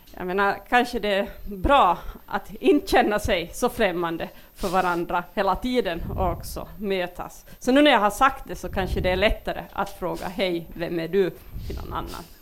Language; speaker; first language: Swedish; native; Swedish